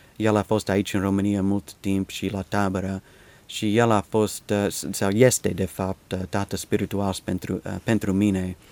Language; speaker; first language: Romanian; non-native, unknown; English